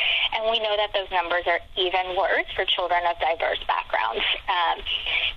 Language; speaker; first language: English; non-native, fluent; Spanish